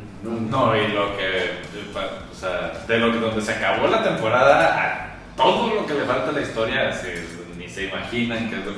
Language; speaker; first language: Spanish; native; Spanish